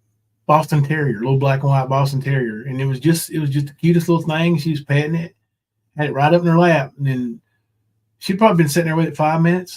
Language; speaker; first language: English; native; English